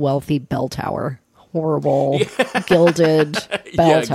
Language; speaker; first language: English; native; English